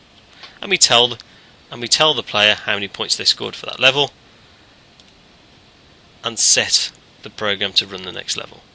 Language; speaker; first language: English; native; English